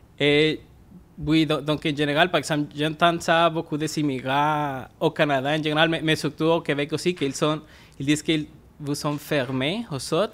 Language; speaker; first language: French; non-native, fluent; Spanish